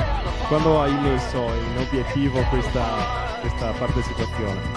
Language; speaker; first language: Italian; native; Italian